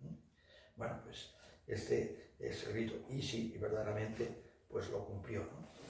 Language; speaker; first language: Spanish; native; Spanish